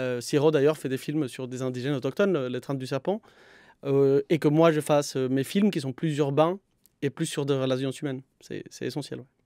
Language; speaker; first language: French; non-native, fluent; Spanish